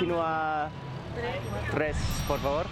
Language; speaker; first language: Spanish; non-native, learner; English